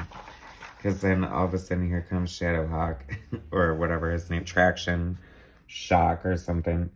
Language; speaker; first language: English; native; English